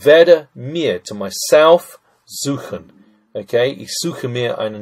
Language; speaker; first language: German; non-native, fluent; English